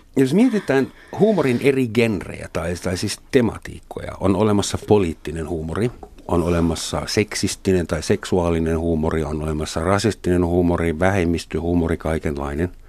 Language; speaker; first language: Finnish; non-native, fluent; German